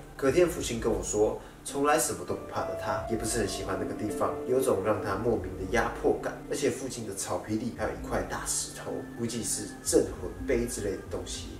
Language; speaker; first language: Chinese; native; Chinese